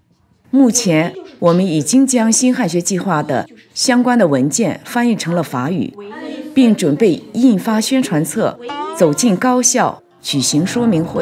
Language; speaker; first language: Chinese; native; Chinese